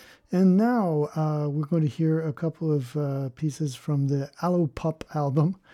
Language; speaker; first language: English; native; English